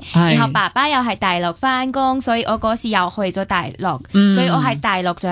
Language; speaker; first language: Cantonese; early bilingual, other home language; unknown